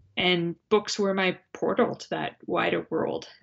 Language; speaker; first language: English; native; English